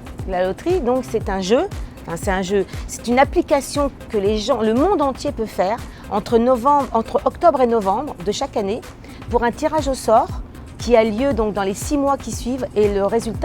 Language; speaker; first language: French; native; French